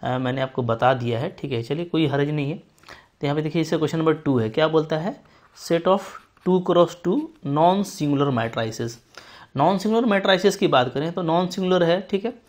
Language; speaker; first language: Hindi; native; Hindi